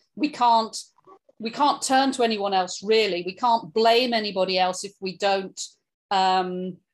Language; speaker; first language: English; native; English